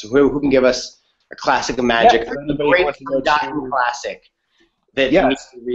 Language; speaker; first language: English; native; English